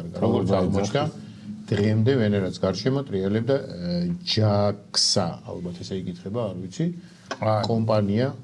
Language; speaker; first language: Georgian; native; Georgian